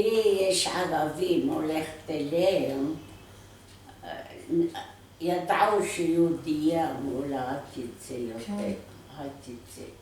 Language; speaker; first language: Hebrew; non-native, learner; Arabic